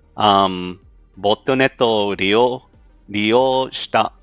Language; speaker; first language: Japanese; non-native, learner; English